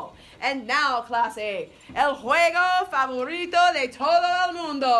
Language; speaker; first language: Spanish; non-native, fluent; English